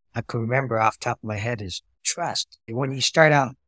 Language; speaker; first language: English; non-native, fluent; Vietnamese